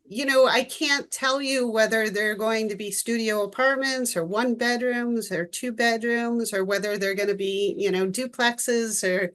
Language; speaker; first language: English; native; English